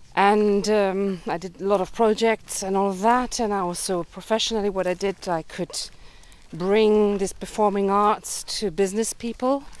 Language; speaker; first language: English; early bilingual, heritage; German